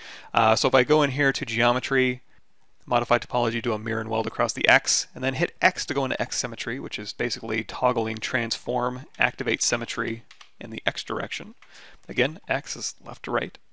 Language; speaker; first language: English; native; English